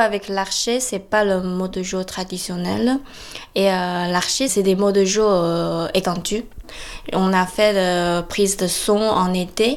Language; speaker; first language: French; non-native, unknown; Chinese